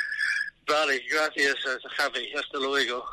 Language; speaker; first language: Spanish; non-native, learner; English